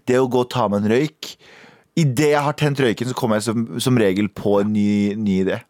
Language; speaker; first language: Norwegian; early bilingual, other home language; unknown